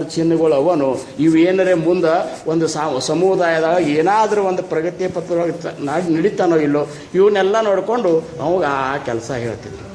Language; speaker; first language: Kannada; native; Kannada